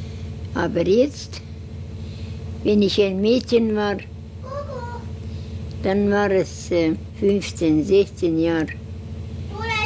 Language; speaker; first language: German; non-native, learner; Estonian